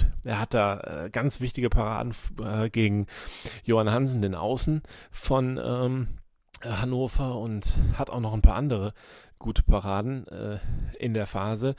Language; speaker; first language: German; native; German